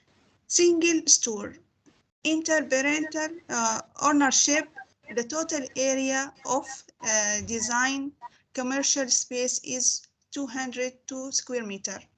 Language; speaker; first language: English; non-native, learner; Arabic